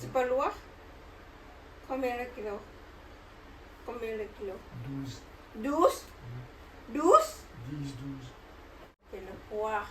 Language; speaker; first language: French; non-native, learner; Thai